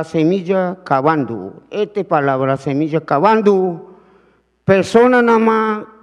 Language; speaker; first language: Spanish; non-native, learner; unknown